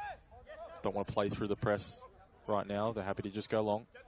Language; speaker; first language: English; native; English